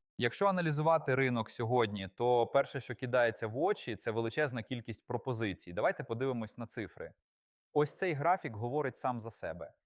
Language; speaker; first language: Ukrainian; native; Ukrainian